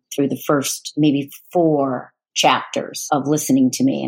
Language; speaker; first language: English; native; English